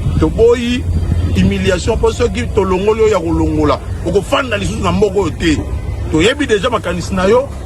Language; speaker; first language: Lingala; non-native, local second language; Swahili